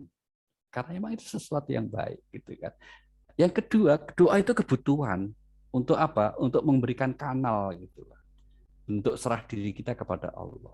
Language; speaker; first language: Indonesian; native; Indonesian